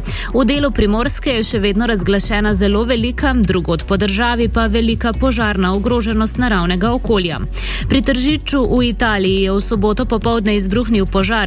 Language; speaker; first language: Slovenian; native; Slovenian